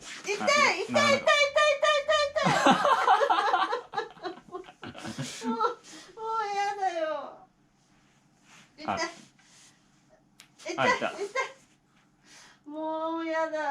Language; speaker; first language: Japanese; native; Japanese